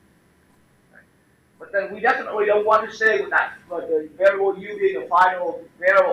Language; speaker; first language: English; non-native, fluent; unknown